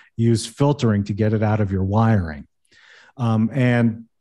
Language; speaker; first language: English; native; English